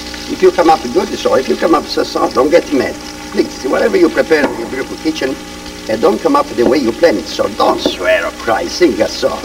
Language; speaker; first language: English; non-native, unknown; Italian